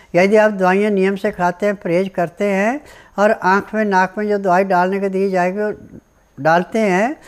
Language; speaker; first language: Hindi; native; Hindi